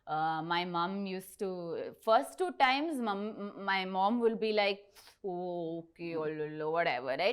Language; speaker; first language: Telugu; non-native, learner; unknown